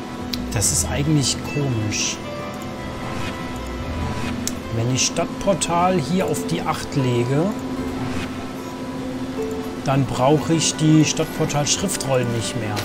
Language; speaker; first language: German; native; German